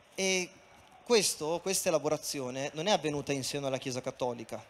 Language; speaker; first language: Italian; native; Italian